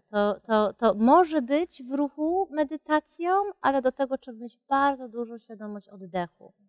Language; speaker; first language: Polish; early bilingual, heritage; Polish